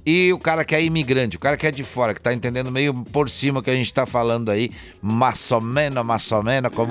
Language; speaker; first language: Portuguese; native; Portuguese